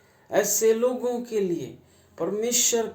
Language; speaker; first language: Hindi; native; Hindi